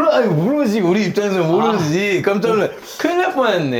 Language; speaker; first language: Korean; early bilingual, other home language; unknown